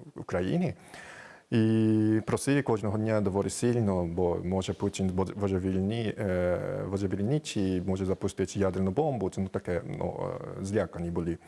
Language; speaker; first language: Ukrainian; non-native, fluent; Japanese